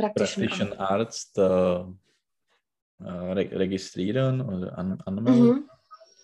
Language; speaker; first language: German; non-native, learner; Czech